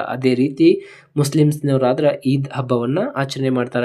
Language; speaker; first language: Kannada; native; Kannada